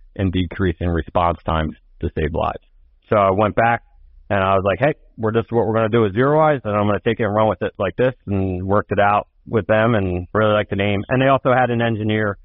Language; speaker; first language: English; native; English